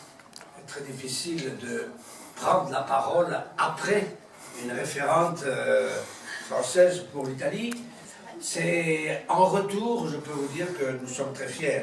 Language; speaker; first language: French; native; French